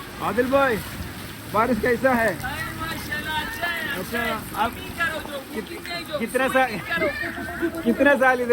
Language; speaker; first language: Hindi; non-native, local second language; Malayalam